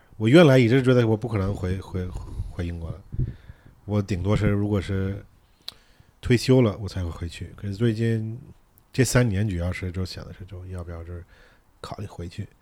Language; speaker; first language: Chinese; non-native, fluent; English